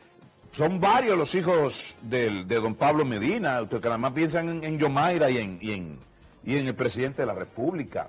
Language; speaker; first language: Spanish; native; Spanish